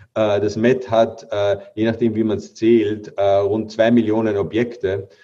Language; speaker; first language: German; native; German